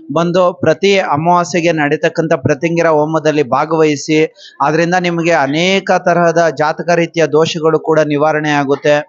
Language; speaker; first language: Kannada; native; Kannada